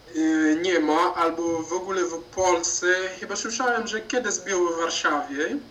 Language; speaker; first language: Polish; non-native, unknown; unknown